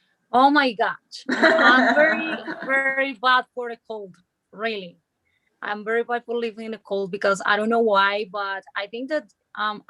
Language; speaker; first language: English; non-native, learner; Spanish